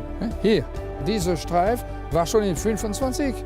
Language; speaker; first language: German; non-native, fluent; French